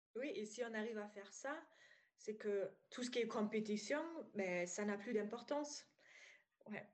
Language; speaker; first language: French; non-native, fluent; German